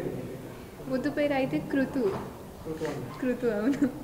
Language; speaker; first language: Telugu; non-native, local second language; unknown